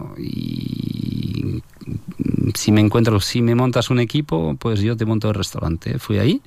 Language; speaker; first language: Spanish; non-native, fluent; French